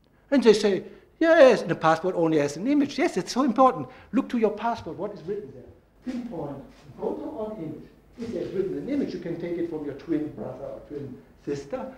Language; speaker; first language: English; non-native, fluent; German